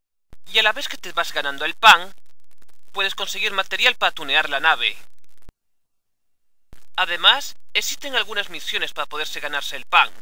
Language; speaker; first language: Spanish; native; Spanish